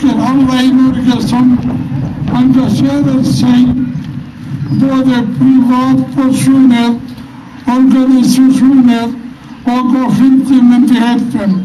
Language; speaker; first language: Norwegian; non-native, fluent; Arabic